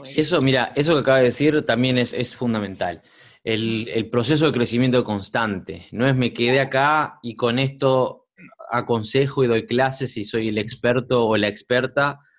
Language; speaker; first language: Spanish; native; Spanish